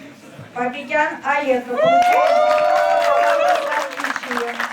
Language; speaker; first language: Russian; native; Russian